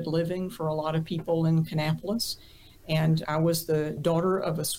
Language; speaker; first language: English; native; English